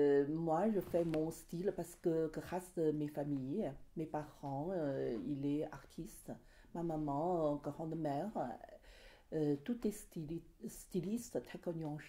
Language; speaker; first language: French; non-native, learner; Chinese